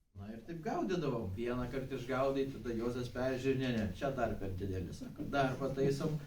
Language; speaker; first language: Lithuanian; native; Lithuanian